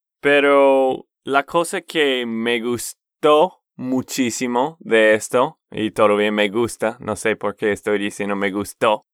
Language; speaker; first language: Spanish; non-native, fluent; English